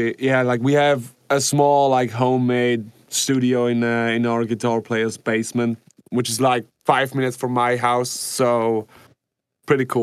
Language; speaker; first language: English; non-native, fluent; Swiss German